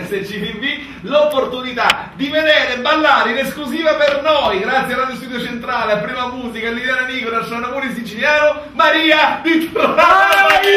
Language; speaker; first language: Italian; native; Italian